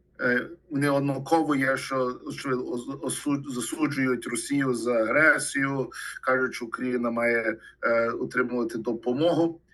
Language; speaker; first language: Ukrainian; early bilingual, heritage; Ukrainian